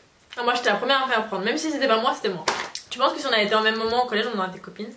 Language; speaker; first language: French; native; French